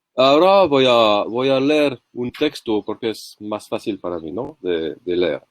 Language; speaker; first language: Spanish; non-native, learner; French